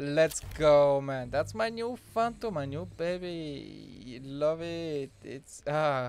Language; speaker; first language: English; non-native, fluent; Bulgarian